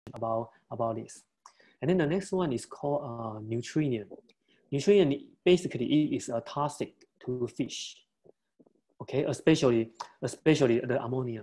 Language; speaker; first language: English; non-native, fluent; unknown